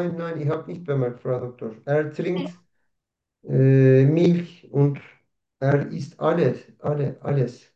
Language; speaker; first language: German; non-native, learner; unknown